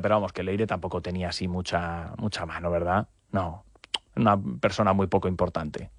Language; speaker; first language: Spanish; native; Spanish